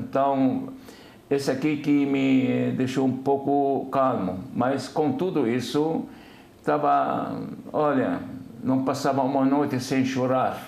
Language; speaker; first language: Portuguese; non-native, fluent; Arabic